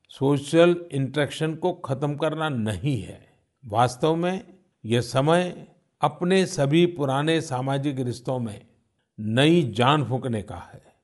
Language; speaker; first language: Hindi; non-native, local second language; Gujarati